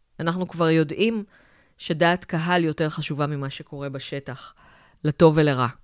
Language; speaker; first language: Hebrew; native; Hebrew